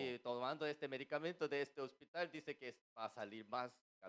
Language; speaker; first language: Spanish; non-native, fluent; Korean